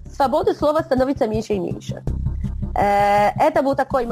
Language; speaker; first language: Russian; non-native, learner; Polish